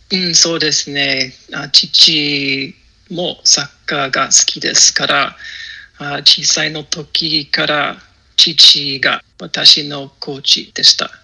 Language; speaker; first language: Japanese; non-native, learner; English